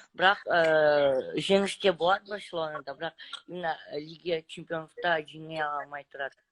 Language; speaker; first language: Kazakh; non-native, local second language; Russian